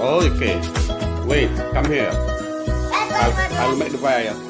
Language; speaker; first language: English; non-native, learner; Indonesian